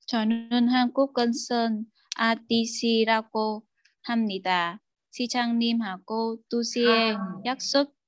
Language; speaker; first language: Korean; non-native, learner; Vietnamese